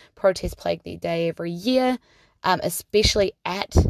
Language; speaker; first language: English; native; English